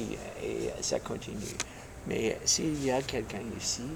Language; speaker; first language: French; non-native, fluent; English